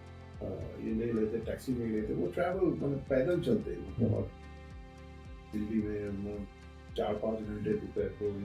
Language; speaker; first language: Hindi; non-native, local second language; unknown